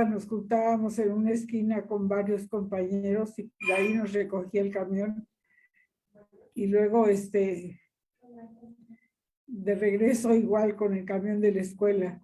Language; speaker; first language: Spanish; early bilingual, other home language; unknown